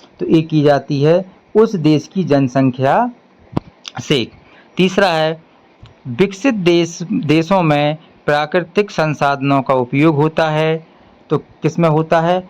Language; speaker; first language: Hindi; native; Hindi